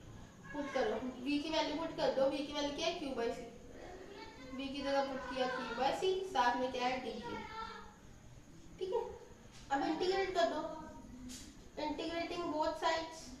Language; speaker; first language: Hindi; native; Hindi